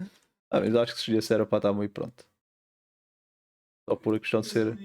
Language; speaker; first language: Portuguese; native; Portuguese